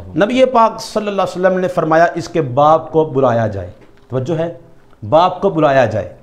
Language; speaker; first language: Urdu; non-native, local second language; Punjabi